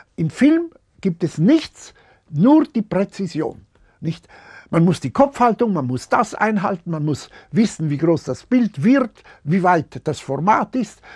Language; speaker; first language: German; early bilingual, other home language; Italian